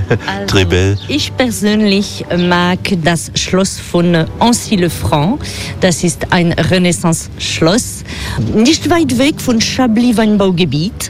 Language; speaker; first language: German; non-native, fluent; French